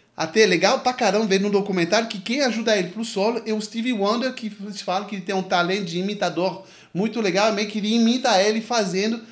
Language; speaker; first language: Portuguese; non-native, fluent; French